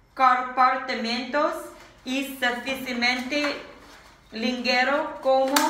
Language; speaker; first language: Spanish; non-native, learner; English